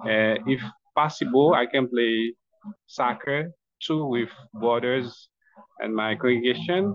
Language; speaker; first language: English; non-native, learner; Haitian Creole